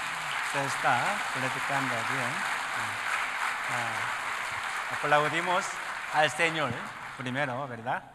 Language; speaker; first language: Spanish; non-native, learner; Korean